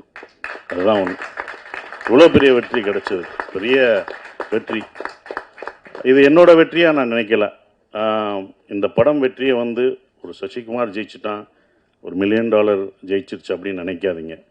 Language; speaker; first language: Tamil; native; Tamil